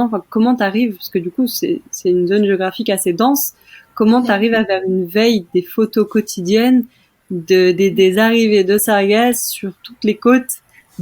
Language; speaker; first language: French; native; French